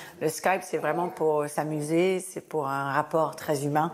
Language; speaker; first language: French; non-native, fluent; English